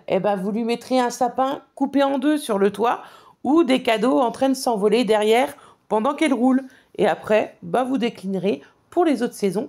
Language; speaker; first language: French; native; French